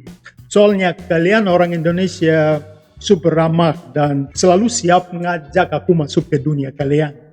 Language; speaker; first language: Indonesian; non-native, fluent; Russian